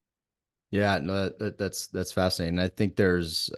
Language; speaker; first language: English; native; English